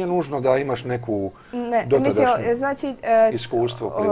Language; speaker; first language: Croatian; native; Croatian